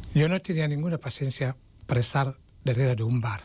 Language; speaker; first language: Catalan; non-native, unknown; Wolof